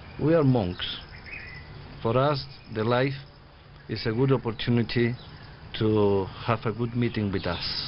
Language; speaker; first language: English; non-native, learner; Spanish